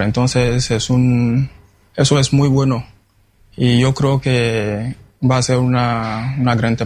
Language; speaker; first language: Spanish; non-native, fluent; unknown